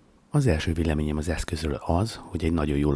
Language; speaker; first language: Hungarian; native; Hungarian